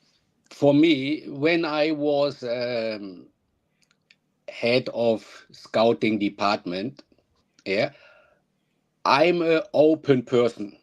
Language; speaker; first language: English; non-native, learner; German